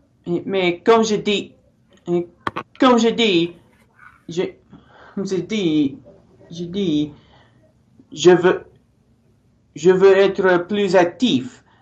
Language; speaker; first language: French; non-native, learner; English